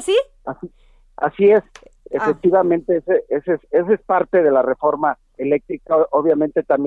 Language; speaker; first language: Spanish; native; Spanish